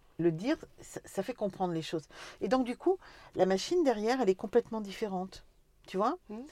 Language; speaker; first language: French; native; French